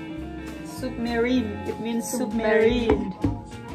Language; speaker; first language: English; non-native, learner; Indonesian